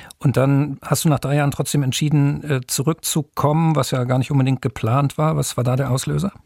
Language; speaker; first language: German; native; German